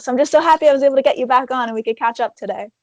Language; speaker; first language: English; native; English